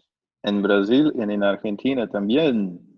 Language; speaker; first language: Spanish; non-native, learner; Portuguese